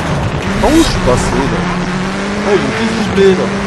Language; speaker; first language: French; native; French